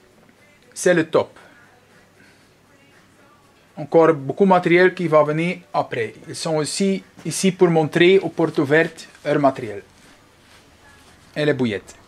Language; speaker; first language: French; non-native, local second language; Dutch